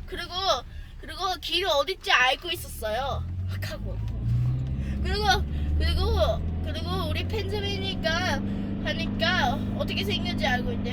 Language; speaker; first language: Korean; early bilingual, heritage; Korean